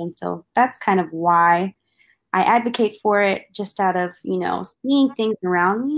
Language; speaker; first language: English; native; English